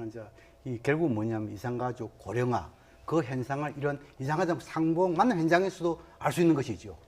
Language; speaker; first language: Korean; native; Korean